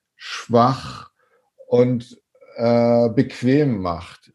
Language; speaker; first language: German; native; German